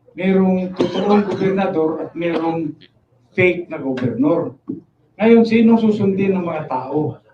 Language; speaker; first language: Filipino; non-native, local second language; Cebuano